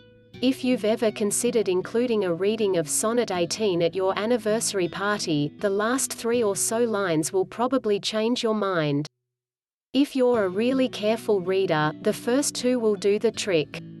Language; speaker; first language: English; native; English